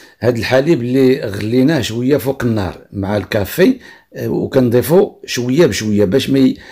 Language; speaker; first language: Arabic; native; Arabic